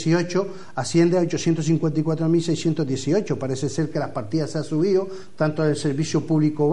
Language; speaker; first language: Spanish; native; Spanish